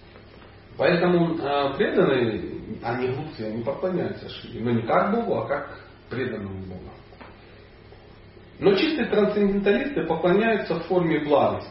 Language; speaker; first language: Russian; native; Russian